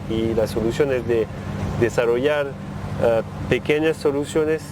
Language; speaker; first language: Spanish; non-native, learner; French